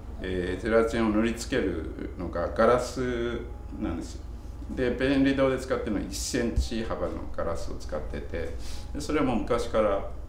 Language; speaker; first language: Japanese; native; Japanese